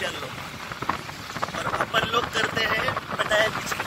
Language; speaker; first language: Hindi; native; Hindi